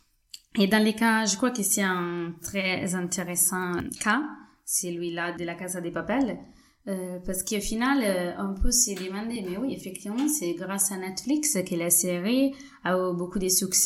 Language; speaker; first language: French; non-native, fluent; Spanish